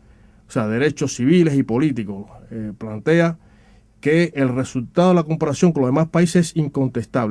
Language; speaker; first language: Spanish; native; Spanish